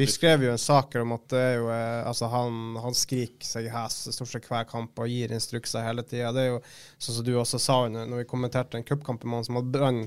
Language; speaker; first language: Norwegian; native; Norwegian